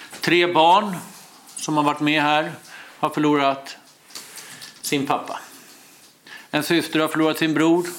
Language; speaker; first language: Swedish; native; Swedish